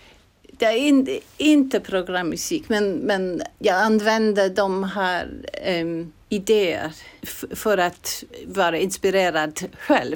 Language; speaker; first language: Swedish; non-native, fluent; English